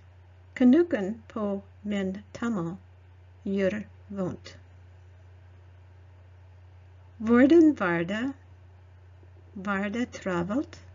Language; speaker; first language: Norwegian; non-native, learner; English